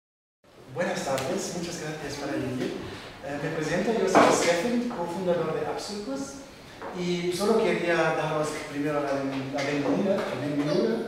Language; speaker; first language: Spanish; non-native, fluent; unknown